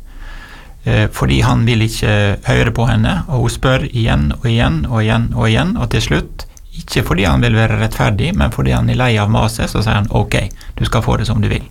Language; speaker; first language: Norwegian; native; Norwegian